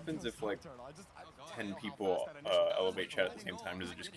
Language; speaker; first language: English; native; English